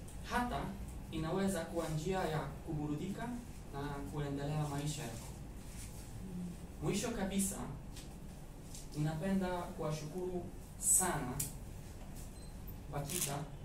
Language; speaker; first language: Swahili; non-native, fluent; Polish